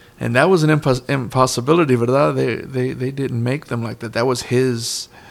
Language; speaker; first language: English; early bilingual, other home language; Spanish